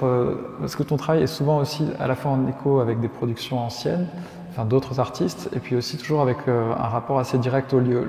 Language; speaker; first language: French; native; French